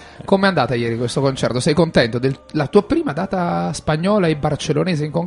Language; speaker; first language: Italian; native; Italian